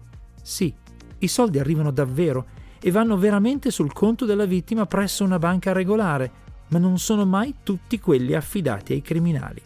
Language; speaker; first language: Italian; native; Italian